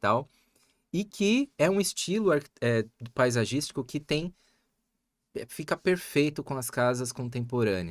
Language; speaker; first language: Portuguese; native; Portuguese